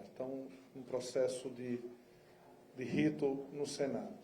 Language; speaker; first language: Portuguese; native; Portuguese